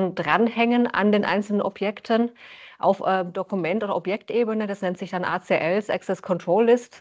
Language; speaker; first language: German; native; German